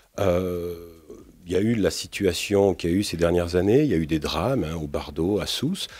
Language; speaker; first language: French; native; French